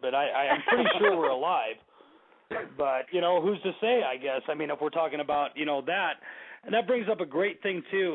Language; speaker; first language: English; native; English